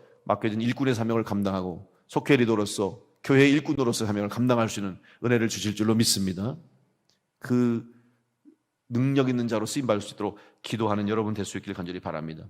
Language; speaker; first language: Korean; native; Korean